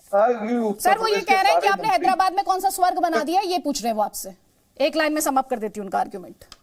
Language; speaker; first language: Hindi; native; Hindi